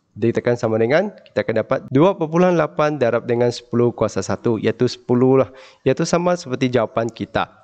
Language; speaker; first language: Malay; non-native, local second language; Chinese